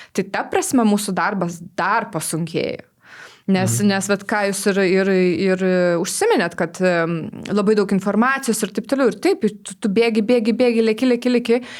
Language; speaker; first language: Lithuanian; non-native, local second language; Polish